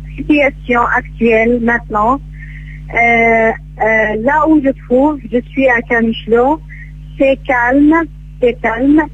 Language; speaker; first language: French; non-native, fluent; Kurdish